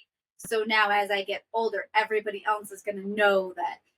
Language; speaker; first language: English; native; English